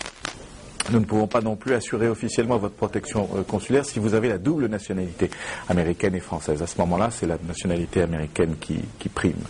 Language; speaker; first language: French; native; French